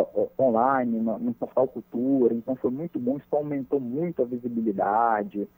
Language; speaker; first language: Portuguese; native; Portuguese